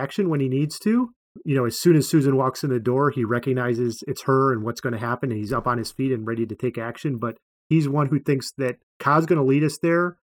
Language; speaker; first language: English; native; English